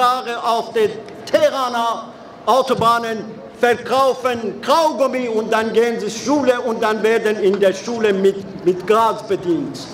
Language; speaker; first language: German; non-native, fluent; Persian